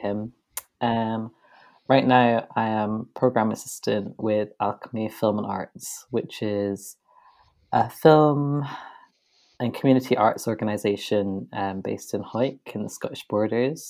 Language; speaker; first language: English; native; English